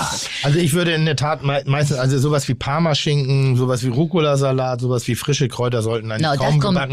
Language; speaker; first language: German; native; German